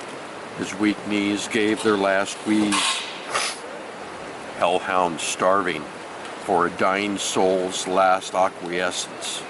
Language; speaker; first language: English; native; English